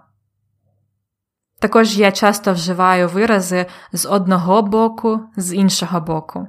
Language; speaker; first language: Ukrainian; native; Ukrainian